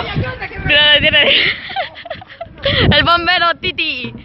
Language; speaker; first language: Spanish; native; Spanish